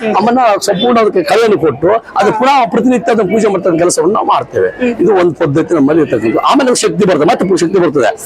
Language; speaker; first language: Kannada; native; Kannada